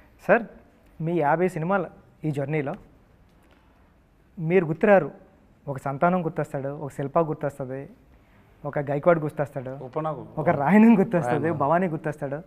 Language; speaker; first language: Telugu; native; Telugu